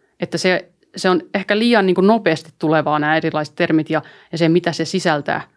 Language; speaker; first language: Finnish; early bilingual, other home language; Albanian